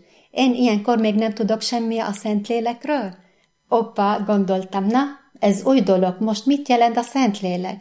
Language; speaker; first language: Hungarian; non-native, fluent; Arabic